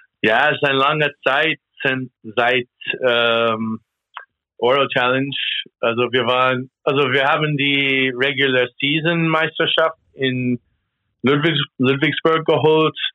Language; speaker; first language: German; non-native, fluent; English